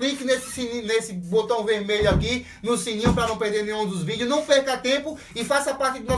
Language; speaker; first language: Portuguese; native; Portuguese